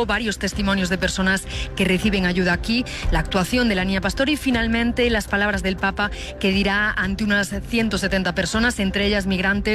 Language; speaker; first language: Spanish; native; Spanish